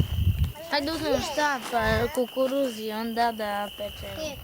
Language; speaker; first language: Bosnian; early bilingual, heritage; English